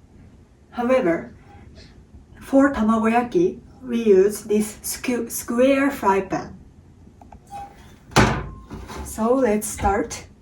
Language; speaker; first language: English; non-native, learner; Japanese